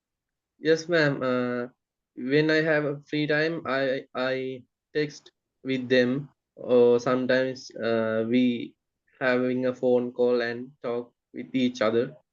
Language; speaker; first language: English; non-native, learner; Sinhala